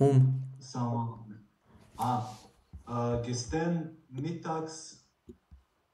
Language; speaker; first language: German; non-native, learner; Bosnian